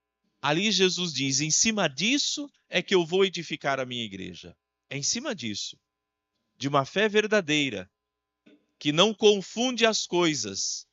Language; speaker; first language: Portuguese; native; Portuguese